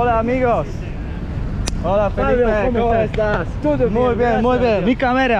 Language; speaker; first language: Spanish; non-native, learner; Polish